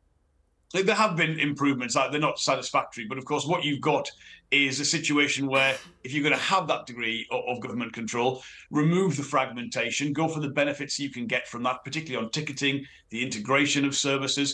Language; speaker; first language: English; native; English